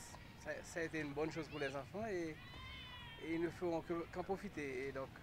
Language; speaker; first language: French; non-native, local second language; Haitian Creole